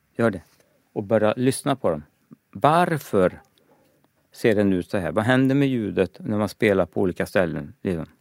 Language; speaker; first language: Swedish; native; Swedish